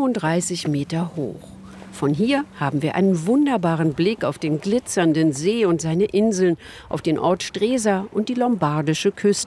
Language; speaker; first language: German; native; German